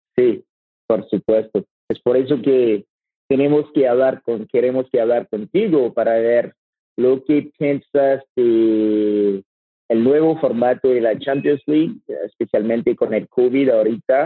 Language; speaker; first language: Spanish; non-native, learner; French